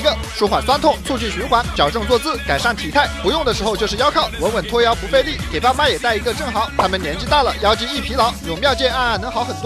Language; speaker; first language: Chinese; native; Chinese